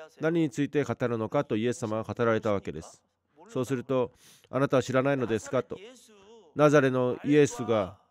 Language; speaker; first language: Japanese; non-native, fluent; Korean